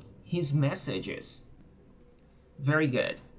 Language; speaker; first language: English; non-native, fluent; Portuguese